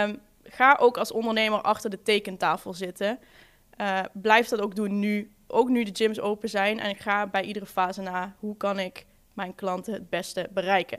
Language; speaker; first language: Dutch; native; Dutch